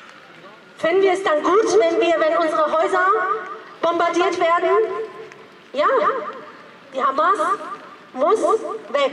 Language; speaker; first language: German; early bilingual, other home language; Persian